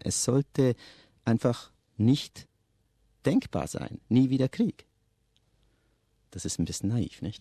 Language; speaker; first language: German; native; German